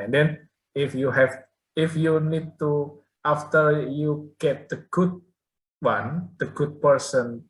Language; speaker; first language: English; non-native, learner; Indonesian